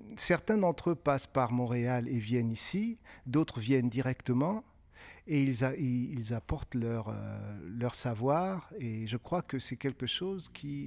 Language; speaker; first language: French; non-native, local second language; Kinyarwanda